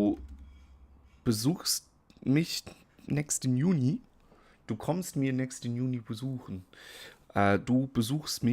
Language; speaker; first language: German; non-native, fluent; English